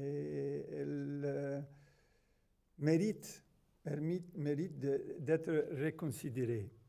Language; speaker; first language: French; non-native, fluent; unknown